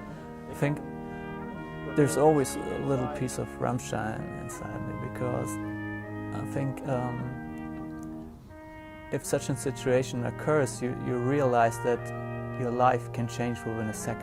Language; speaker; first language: English; non-native, fluent; German